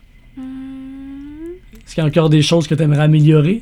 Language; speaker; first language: French; native; French